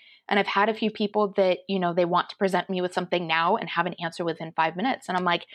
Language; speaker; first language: English; native; English